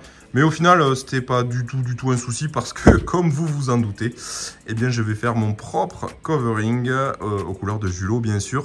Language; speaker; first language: French; native; French